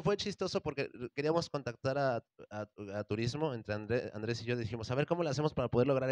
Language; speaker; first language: Spanish; native; Spanish